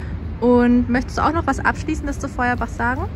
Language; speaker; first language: German; native; German